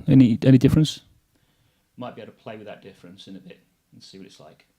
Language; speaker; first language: English; native; English